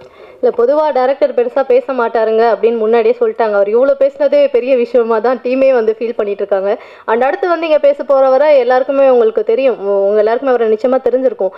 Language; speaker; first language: Tamil; native; Tamil